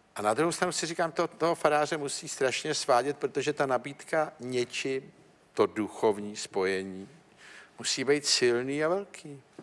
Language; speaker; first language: Czech; native; Czech